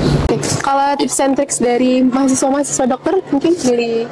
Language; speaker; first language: Indonesian; native; Indonesian